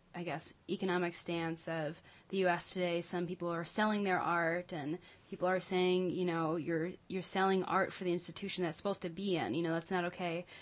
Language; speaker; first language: English; native; English